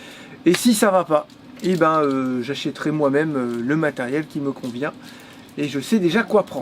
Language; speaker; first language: French; native; French